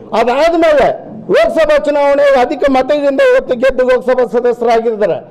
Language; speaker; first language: Kannada; native; Kannada